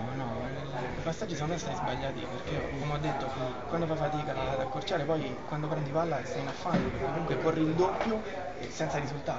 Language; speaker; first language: Italian; native; Italian